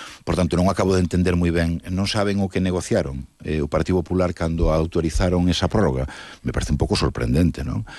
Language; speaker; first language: Galician; non-native, local second language; Spanish